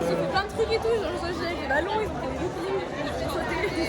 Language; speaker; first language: French; native; French